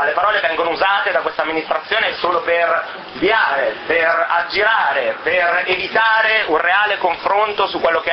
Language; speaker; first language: Italian; native; Italian